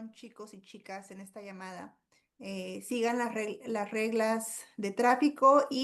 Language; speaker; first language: Spanish; native; Spanish